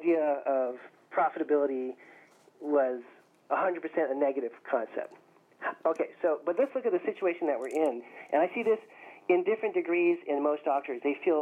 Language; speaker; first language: English; native; English